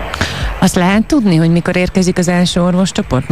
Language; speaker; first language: Hungarian; native; Hungarian